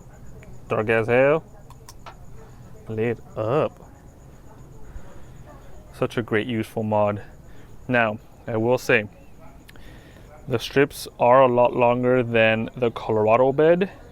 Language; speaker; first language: English; native; English